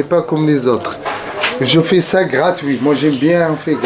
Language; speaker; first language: French; non-native, learner; Arabic